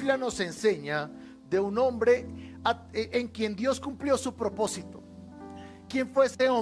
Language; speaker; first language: Spanish; native; Spanish